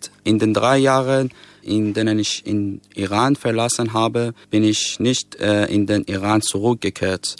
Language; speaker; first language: German; non-native, fluent; Persian